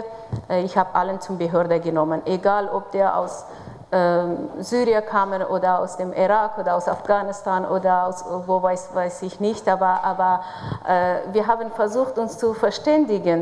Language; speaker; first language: German; non-native, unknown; Persian